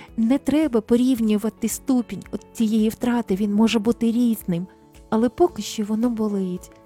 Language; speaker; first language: Ukrainian; native; Ukrainian